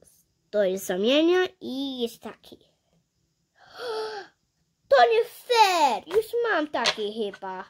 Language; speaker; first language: Polish; early bilingual, heritage; English